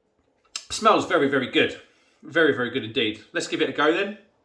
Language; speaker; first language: English; native; English